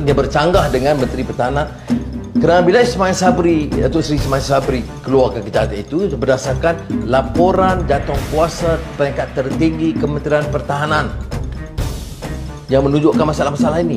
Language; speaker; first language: Malay; native; Malay